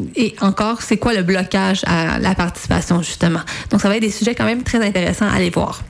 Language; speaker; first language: French; native; French